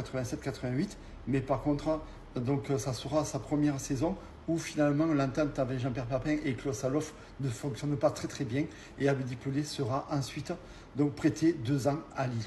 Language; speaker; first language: French; native; French